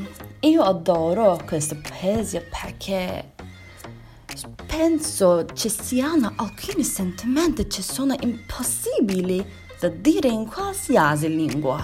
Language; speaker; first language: Italian; non-native, learner; Turkish